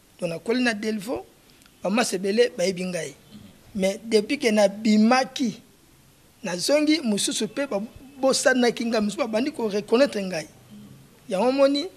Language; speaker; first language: Lingala; native; Lingala